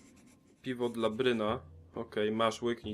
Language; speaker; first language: Polish; native; Polish